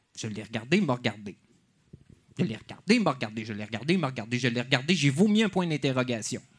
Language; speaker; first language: French; native; French